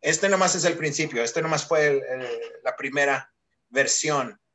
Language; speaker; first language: Spanish; early bilingual, other home language; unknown